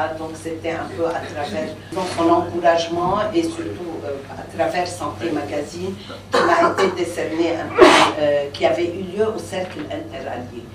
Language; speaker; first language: French; non-native, local second language; Arabic